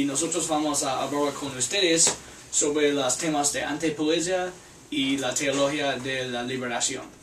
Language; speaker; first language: Spanish; non-native, learner; English